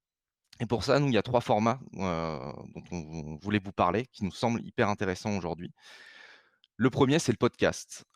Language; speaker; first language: French; native; French